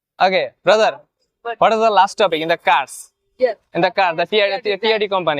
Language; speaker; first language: English; non-native, learner; Bangla